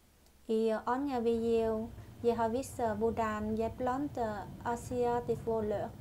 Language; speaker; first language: Norwegian; non-native, learner; Vietnamese